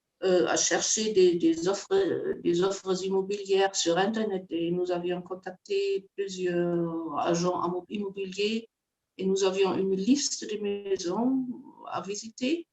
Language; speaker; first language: French; non-native, fluent; German